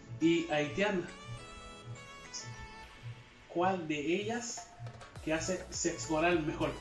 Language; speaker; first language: Spanish; non-native, learner; Haitian Creole